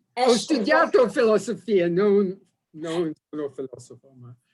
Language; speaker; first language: Italian; non-native, fluent; English